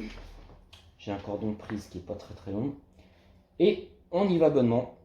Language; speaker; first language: French; native; French